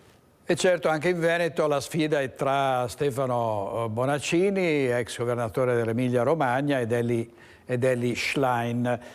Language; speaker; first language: Italian; native; Italian